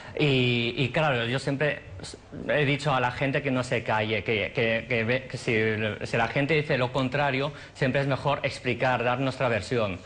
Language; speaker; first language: Spanish; non-native, fluent; Chinese